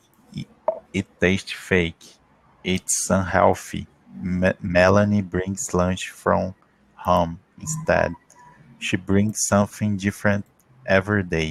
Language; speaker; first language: English; non-native, learner; Portuguese